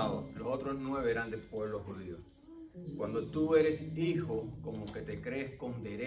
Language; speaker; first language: Spanish; native; Spanish